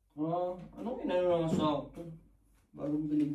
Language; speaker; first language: Filipino; native; Filipino